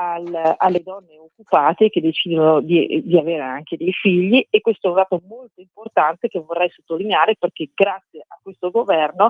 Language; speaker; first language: Italian; native; Italian